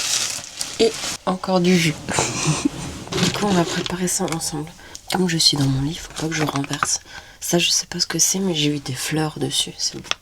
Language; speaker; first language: French; native; French